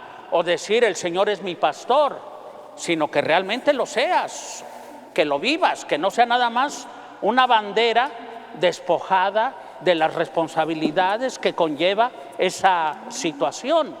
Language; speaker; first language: Spanish; native; Spanish